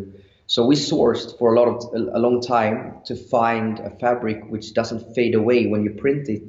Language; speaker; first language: English; non-native, fluent; Swedish